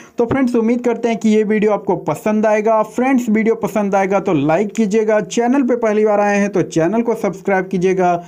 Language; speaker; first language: Hindi; native; Hindi